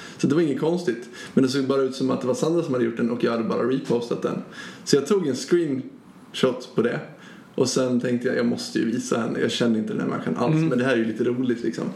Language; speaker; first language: Swedish; native; Swedish